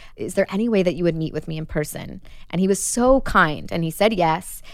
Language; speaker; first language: English; native; English